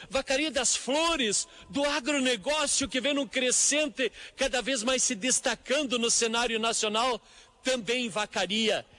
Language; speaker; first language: Portuguese; native; Portuguese